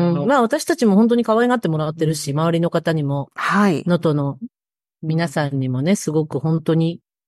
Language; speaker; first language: Japanese; native; Japanese